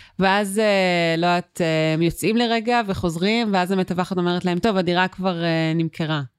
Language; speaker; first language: Hebrew; native; Hebrew